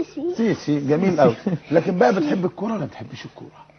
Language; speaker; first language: Arabic; native; Arabic